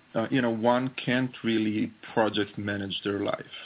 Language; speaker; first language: English; non-native, fluent; Hebrew